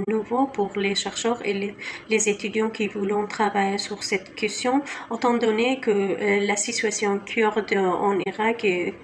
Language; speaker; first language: French; non-native, fluent; Kurdish